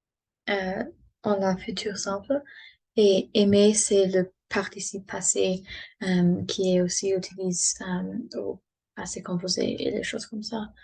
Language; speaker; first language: French; non-native, learner; English